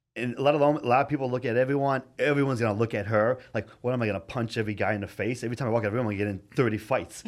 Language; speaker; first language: English; native; English